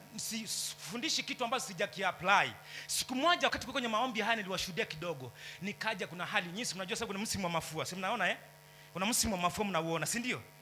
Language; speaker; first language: Swahili; native; Swahili